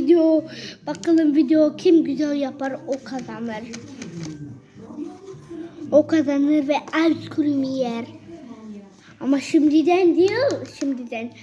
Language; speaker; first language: Turkish; early bilingual, heritage; Turkish